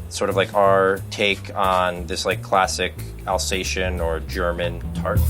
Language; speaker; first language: English; native; English